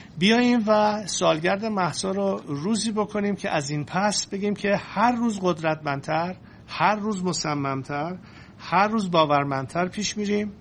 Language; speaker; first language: Persian; native; Persian